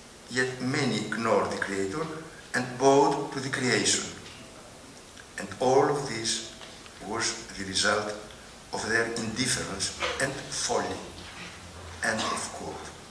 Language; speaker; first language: English; non-native, fluent; Greek